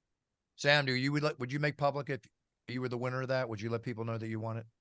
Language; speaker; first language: English; native; English